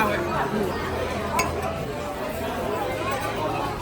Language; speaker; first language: French; native; French